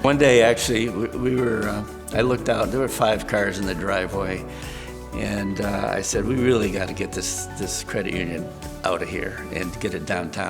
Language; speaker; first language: English; native; English